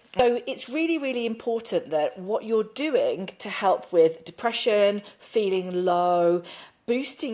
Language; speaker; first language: English; native; English